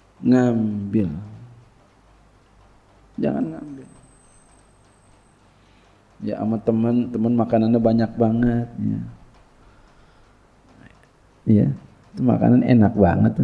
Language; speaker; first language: Indonesian; native; Indonesian